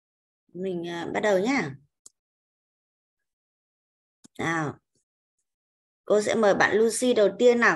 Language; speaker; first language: Vietnamese; native; Vietnamese